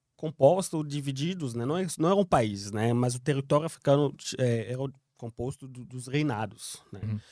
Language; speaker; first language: Portuguese; non-native, fluent; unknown